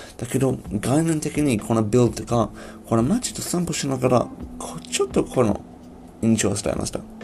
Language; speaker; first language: Japanese; non-native, learner; English